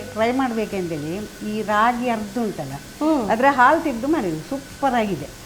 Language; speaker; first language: Kannada; non-native, local second language; Konkani